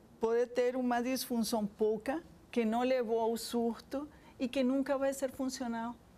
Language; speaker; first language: Portuguese; non-native, fluent; Spanish